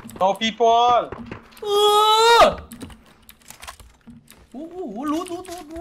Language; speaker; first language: English; non-native, learner; Thai